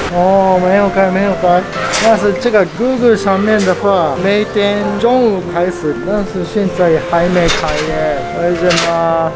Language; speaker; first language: Chinese; non-native, fluent; Japanese